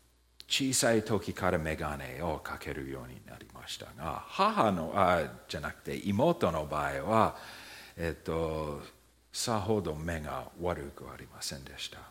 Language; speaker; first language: Japanese; early bilingual, heritage; Japanese